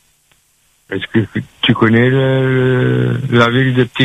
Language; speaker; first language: French; non-native, local second language; Réunion Creole French